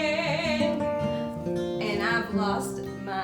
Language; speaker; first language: English; native; English